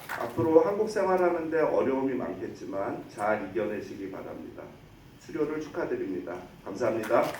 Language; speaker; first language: Korean; native; Korean